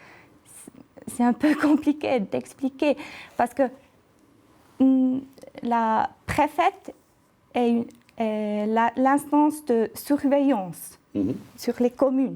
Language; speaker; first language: French; non-native, local second language; German